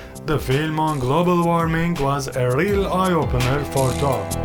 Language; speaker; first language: English; non-native, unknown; Turkish